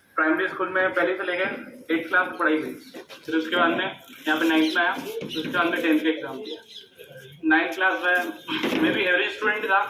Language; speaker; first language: Hindi; native; Hindi